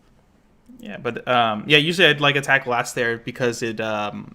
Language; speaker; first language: English; native; English